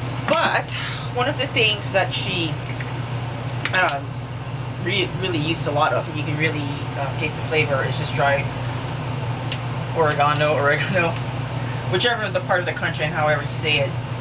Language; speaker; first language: English; non-native, local second language; Filipino